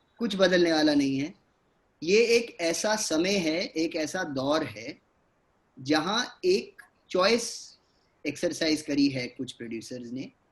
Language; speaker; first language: Hindi; native; Hindi